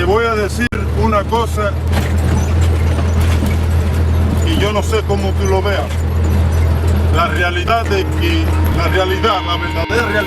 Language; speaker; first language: Spanish; native; Spanish